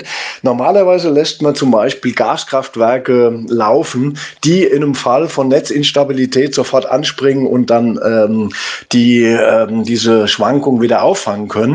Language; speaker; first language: German; native; German